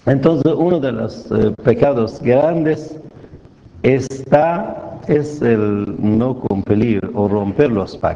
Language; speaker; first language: Spanish; non-native, fluent; Persian